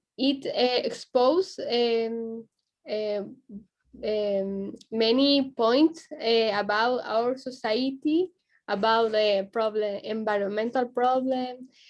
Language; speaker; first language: English; non-native, learner; Spanish